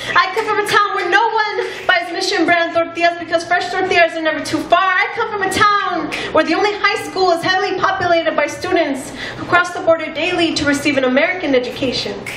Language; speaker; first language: English; native; English